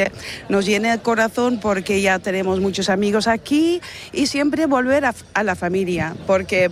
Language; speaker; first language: Spanish; non-native, fluent; Dutch